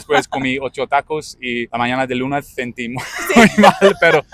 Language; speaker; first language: Spanish; non-native, learner; English